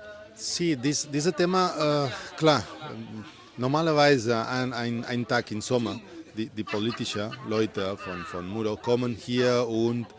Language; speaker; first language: German; non-native, learner; Spanish